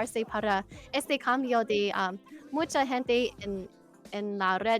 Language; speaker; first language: Spanish; non-native, learner; English